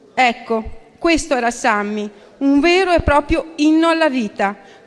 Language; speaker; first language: Italian; native; Italian